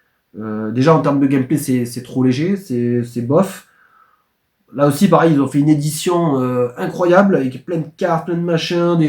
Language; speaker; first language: French; native; French